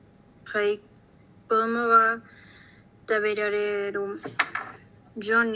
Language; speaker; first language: Japanese; non-native, learner; Spanish